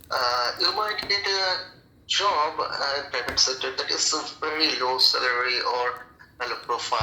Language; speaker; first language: English; non-native, local second language; Bangla